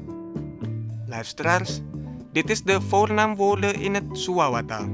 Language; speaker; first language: Dutch; non-native, learner; Indonesian